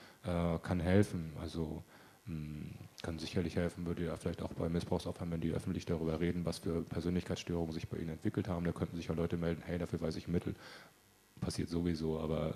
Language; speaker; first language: German; native; German